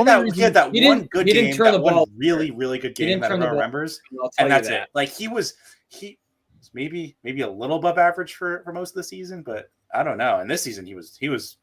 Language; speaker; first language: English; native; English